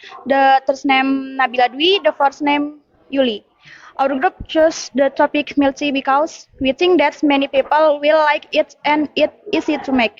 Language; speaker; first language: English; non-native, learner; Indonesian